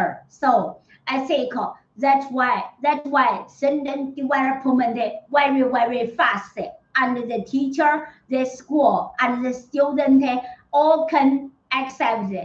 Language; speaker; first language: English; non-native, learner; Chinese